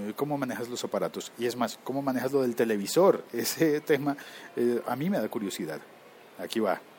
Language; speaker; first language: Spanish; native; Spanish